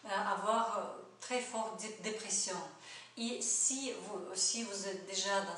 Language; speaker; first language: French; non-native, learner; Russian